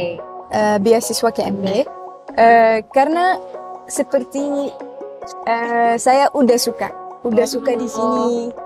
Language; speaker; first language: Indonesian; non-native, learner; Arabic